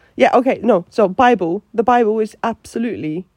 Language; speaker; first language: English; non-native, fluent; Finnish